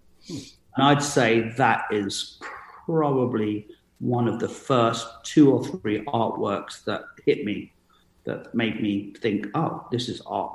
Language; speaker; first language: English; native; English